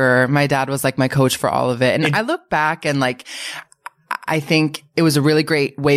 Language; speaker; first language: English; native; English